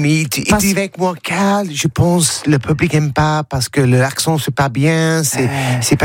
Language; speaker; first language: French; non-native, learner; English